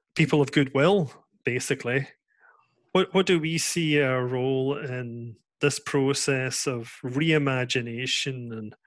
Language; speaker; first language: English; native; English